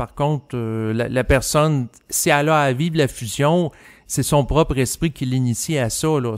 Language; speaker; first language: French; native; French